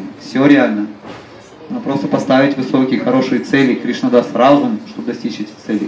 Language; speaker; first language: Russian; native; Russian